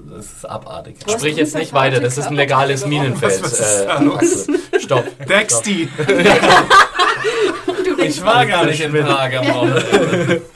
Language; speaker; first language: German; native; German